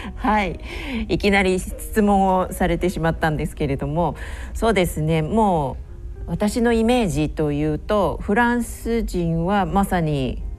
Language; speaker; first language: Japanese; native; Japanese